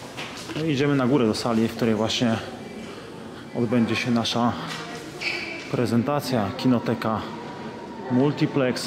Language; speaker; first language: Polish; native; Polish